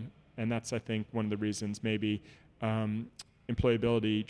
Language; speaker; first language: English; native; English